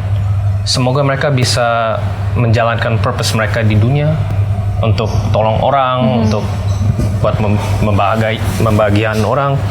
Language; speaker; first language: Indonesian; early bilingual, heritage; Indonesian